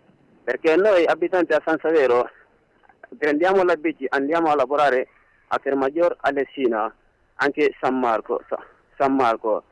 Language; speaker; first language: Italian; non-native, learner; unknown